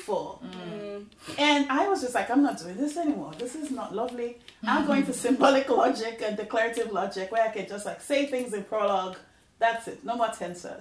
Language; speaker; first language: English; non-native, local second language; Yoruba